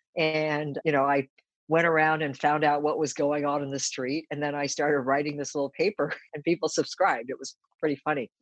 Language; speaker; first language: English; early bilingual, other home language; Japanese